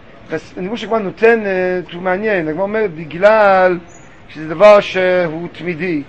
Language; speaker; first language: Hebrew; native; Hebrew